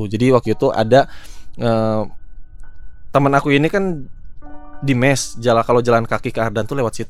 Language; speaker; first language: Indonesian; native; Indonesian